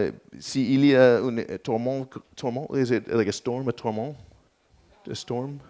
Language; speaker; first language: French; non-native, learner; English